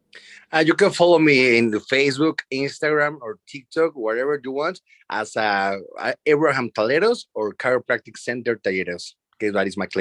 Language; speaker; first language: English; non-native, learner; Spanish